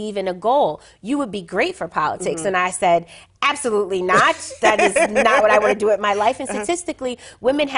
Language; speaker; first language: English; native; English